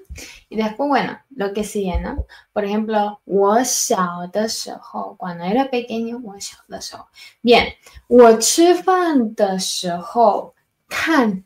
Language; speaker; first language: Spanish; non-native, fluent; Chinese